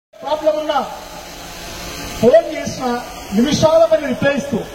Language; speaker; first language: Telugu; native; Telugu